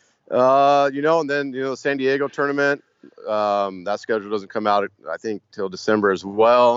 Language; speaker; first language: English; native; English